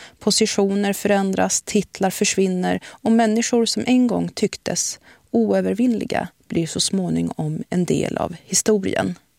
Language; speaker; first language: Swedish; early bilingual, other home language; Arabic